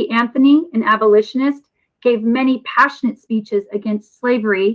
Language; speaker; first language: English; native; English